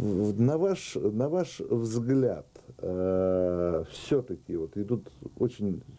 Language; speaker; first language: Russian; native; Russian